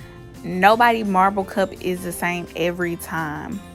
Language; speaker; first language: English; native; English